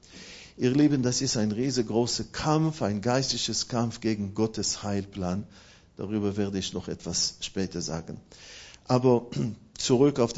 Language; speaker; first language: German; non-native, fluent; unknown